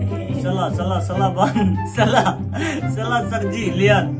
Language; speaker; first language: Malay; non-native, learner; Urdu